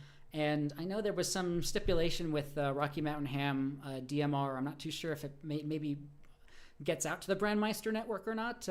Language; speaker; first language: English; native; English